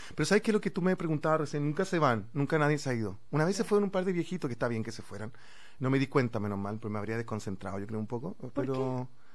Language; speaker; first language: Spanish; native; Spanish